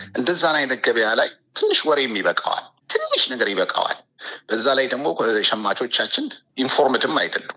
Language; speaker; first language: Amharic; native; Amharic